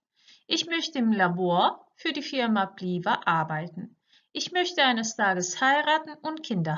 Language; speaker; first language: German; non-native, fluent; Croatian